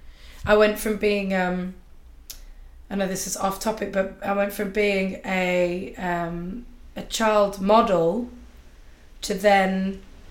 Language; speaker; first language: English; native; English